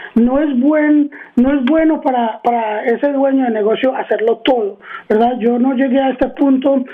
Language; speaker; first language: Spanish; early bilingual, heritage; Spanish